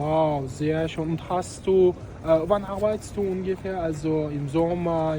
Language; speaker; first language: German; non-native, fluent; Uzbek